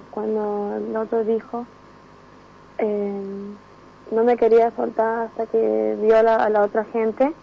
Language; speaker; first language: Spanish; native; Spanish